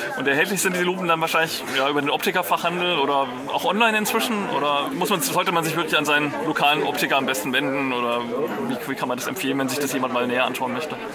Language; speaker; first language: German; native; German